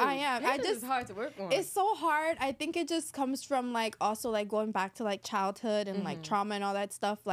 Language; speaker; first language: English; native; English